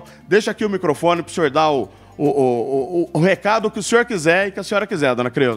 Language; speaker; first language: Portuguese; native; Portuguese